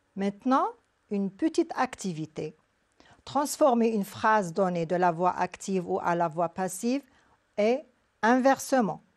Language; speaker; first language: French; non-native, local second language; Arabic